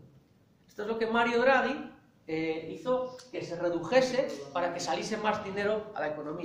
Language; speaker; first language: Spanish; native; Spanish